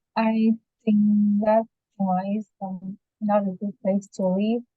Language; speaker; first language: English; non-native, learner; Vietnamese